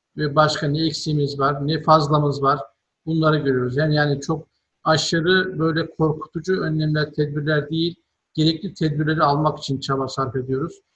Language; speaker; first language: Turkish; native; Turkish